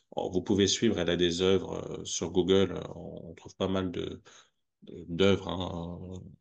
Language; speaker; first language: French; native; French